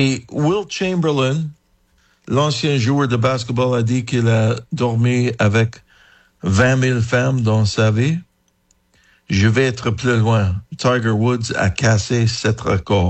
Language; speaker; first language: French; non-native, fluent; English